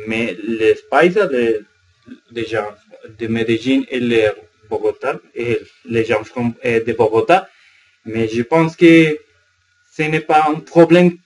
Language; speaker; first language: French; non-native, learner; Spanish